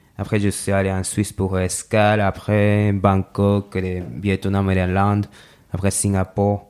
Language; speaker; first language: French; non-native, fluent; Japanese